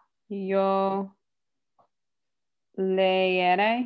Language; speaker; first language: Spanish; non-native, learner; English